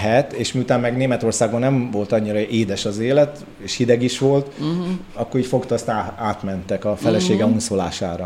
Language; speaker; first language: Hungarian; native; Hungarian